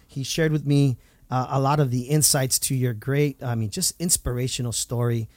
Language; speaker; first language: English; native; English